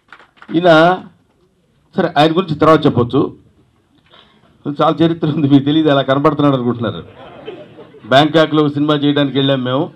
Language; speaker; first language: Telugu; native; Telugu